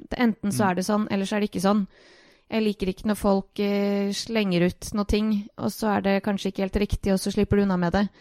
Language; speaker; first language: Norwegian; early bilingual, other home language; Bosnian